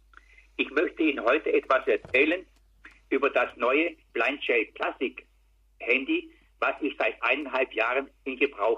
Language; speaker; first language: German; native; German